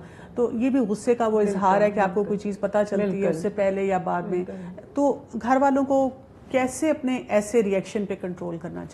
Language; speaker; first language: Hindi; native; Hindi